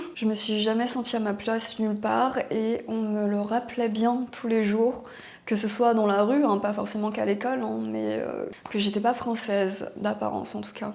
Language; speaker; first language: French; native; French